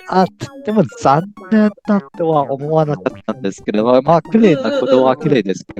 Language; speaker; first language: Japanese; non-native, fluent; Cantonese